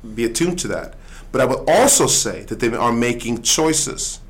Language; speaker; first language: English; early bilingual, other home language; Swedish